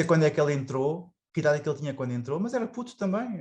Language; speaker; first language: Portuguese; native; Portuguese